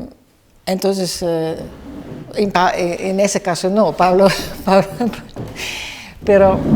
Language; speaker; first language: Spanish; non-native, fluent; Dutch